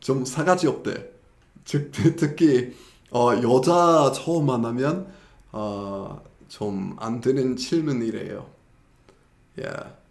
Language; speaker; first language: Korean; non-native, fluent; English